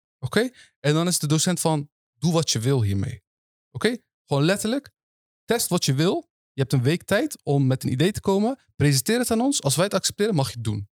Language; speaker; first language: Dutch; early bilingual, other home language; Turkish